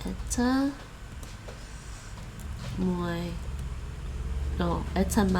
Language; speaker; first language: Russian; non-native, learner; Dutch